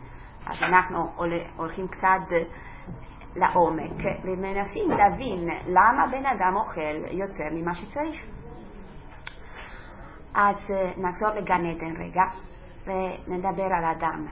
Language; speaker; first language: Hebrew; non-native, fluent; Italian